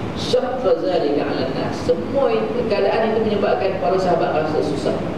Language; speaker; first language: Malay; native; Malay